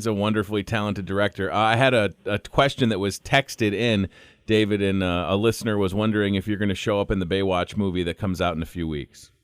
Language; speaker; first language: English; native; English